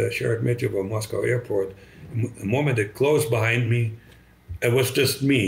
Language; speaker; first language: English; non-native, fluent; German